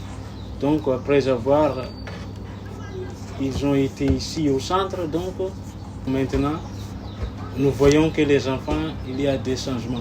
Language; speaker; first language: French; non-native, local second language; Malagasy